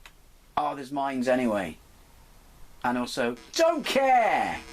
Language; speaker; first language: English; native; English